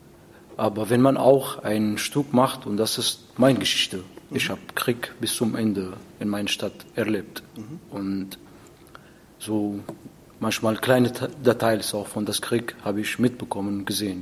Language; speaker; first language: German; non-native, learner; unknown